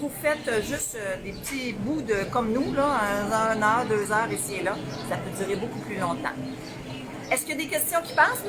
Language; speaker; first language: French; native; French